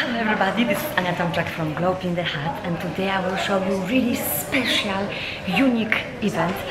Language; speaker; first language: English; non-native, fluent; Polish